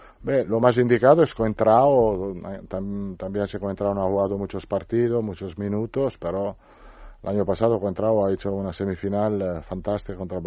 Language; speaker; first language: Spanish; non-native, fluent; Italian